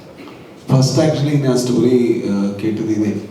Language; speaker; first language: Malayalam; non-native, learner; Kannada